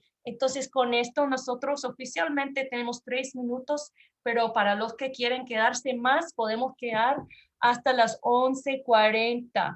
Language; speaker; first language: Spanish; non-native, learner; English